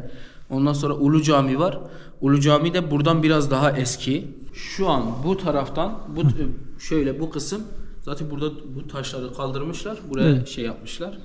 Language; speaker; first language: Turkish; native; Turkish